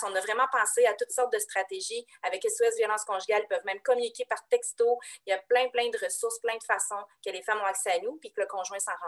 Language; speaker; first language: French; native; French